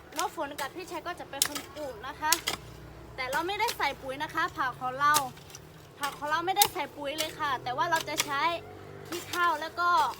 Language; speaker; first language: Thai; non-native, local second language; Lahu